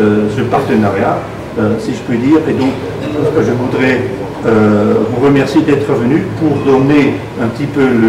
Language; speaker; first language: French; non-native, fluent; German